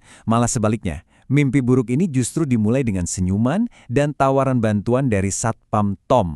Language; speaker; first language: Indonesian; native; Indonesian